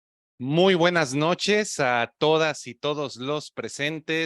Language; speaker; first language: Spanish; native; Spanish